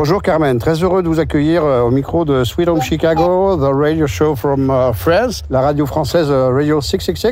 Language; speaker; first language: French; native; French